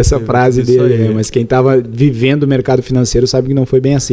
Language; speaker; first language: Portuguese; native; Portuguese